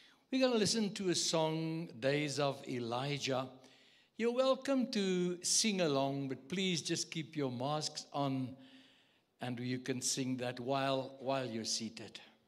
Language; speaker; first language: English; non-native, local second language; Afrikaans